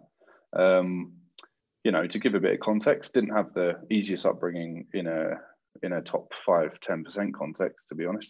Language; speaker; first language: English; native; English